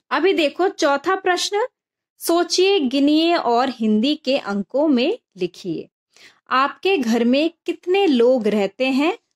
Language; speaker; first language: Hindi; non-native, local second language; Bangla